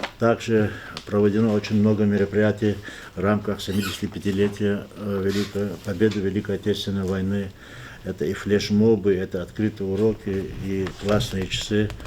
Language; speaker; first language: Russian; non-native, local second language; Lezghian